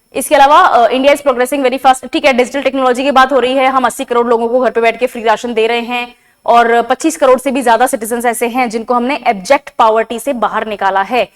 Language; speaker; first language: Hindi; native; Hindi